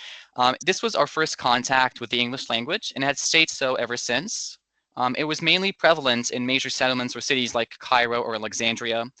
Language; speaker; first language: English; non-native, local second language; Arabic